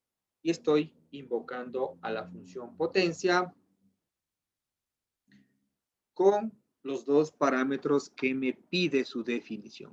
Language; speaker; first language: Spanish; native; Spanish